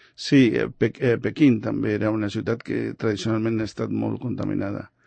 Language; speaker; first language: Catalan; non-native, local second language; Spanish